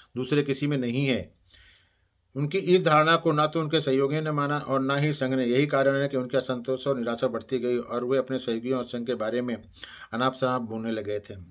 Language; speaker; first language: Hindi; native; Hindi